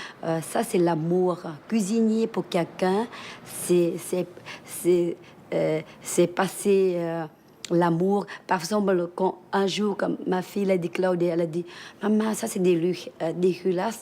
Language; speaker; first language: French; early bilingual, other home language; Vietnamese